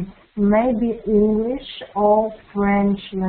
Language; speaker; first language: English; non-native, learner; Russian